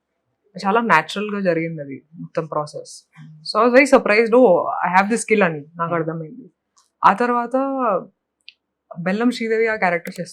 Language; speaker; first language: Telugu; non-native, fluent; Hindi